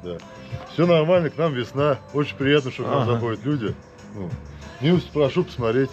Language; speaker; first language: Russian; native; Russian